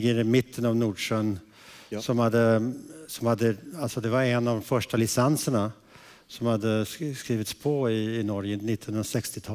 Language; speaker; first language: Swedish; early bilingual, heritage; Swedish